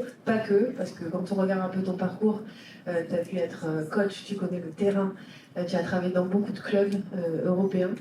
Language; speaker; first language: French; native; French